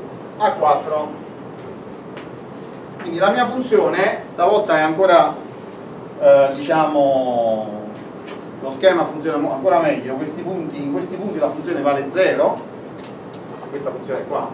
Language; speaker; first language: Italian; native; Italian